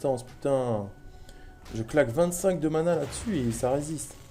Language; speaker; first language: French; native; French